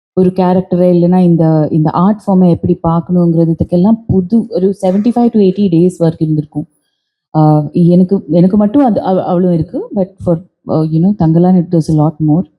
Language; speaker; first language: Tamil; non-native, learner; Malayalam